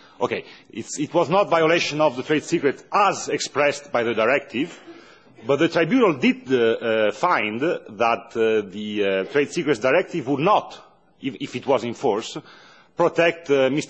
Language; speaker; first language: English; non-native, fluent; French